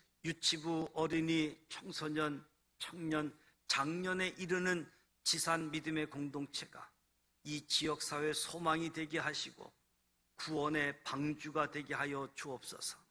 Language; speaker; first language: Korean; native; Korean